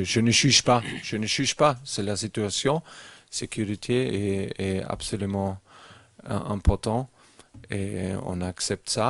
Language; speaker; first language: French; non-native, learner; German